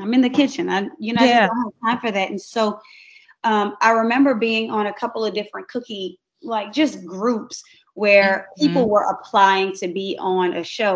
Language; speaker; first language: English; native; English